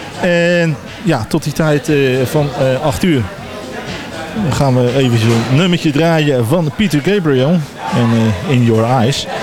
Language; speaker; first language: Dutch; native; Dutch